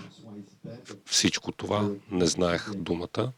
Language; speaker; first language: Bulgarian; native; Bulgarian